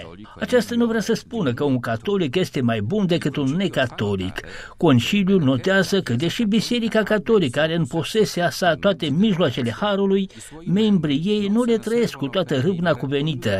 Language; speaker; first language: Romanian; native; Romanian